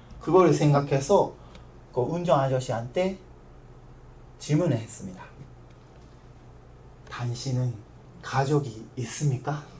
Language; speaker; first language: Korean; non-native, learner; Japanese